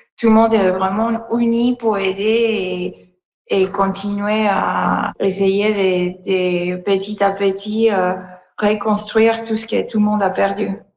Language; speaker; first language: French; non-native, fluent; Spanish